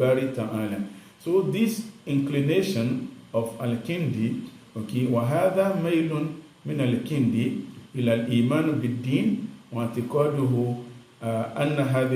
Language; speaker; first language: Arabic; non-native, fluent; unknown